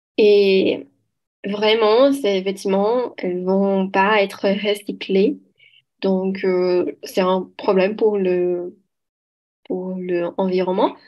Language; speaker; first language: French; non-native, learner; Portuguese